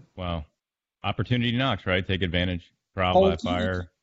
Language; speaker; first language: English; native; English